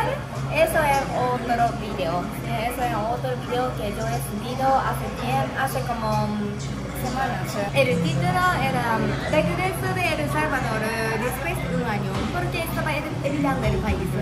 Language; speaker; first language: Spanish; non-native, learner; Japanese